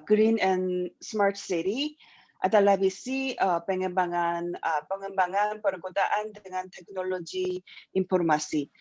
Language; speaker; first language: Indonesian; non-native, learner; Korean